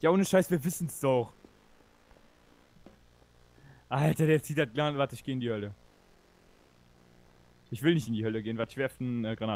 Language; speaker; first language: German; native; German